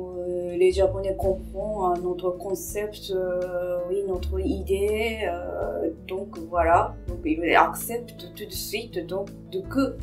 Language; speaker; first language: French; non-native, fluent; Japanese